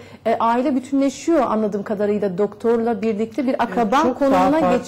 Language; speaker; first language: Turkish; native; Turkish